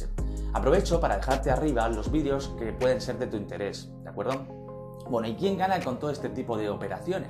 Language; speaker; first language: Spanish; native; Spanish